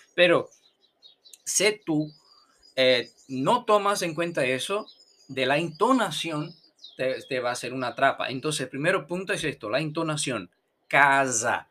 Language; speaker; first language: Spanish; non-native, fluent; Portuguese